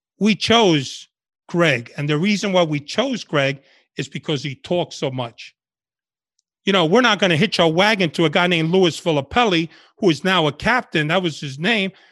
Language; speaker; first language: English; early bilingual, other home language; Spanish